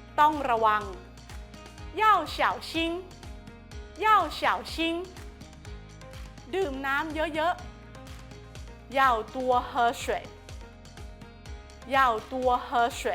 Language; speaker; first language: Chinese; non-native, fluent; Thai